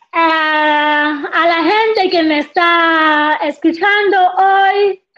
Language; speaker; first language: Spanish; non-native, fluent; Southern Sotho